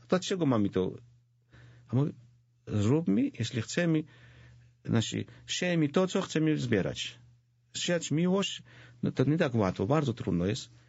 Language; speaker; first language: Polish; non-native, fluent; Georgian